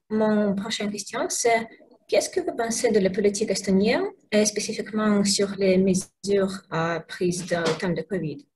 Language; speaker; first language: French; non-native, learner; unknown